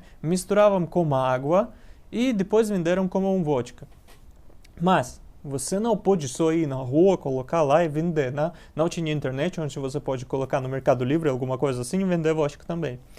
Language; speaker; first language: Portuguese; non-native, learner; Russian